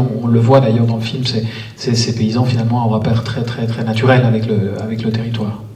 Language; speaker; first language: French; native; French